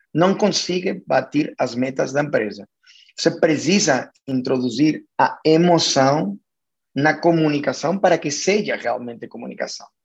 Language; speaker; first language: Portuguese; non-native, fluent; Spanish